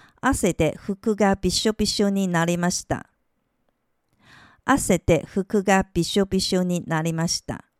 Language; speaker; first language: Japanese; non-native, fluent; Chinese